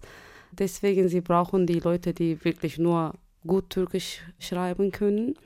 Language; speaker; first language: German; non-native, fluent; Turkish